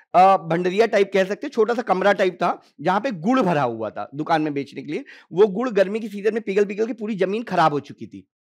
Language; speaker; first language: Hindi; native; Hindi